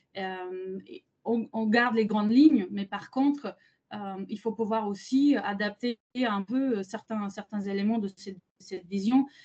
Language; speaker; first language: French; native; French